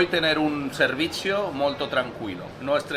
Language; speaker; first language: Italian; non-native, learner; Spanish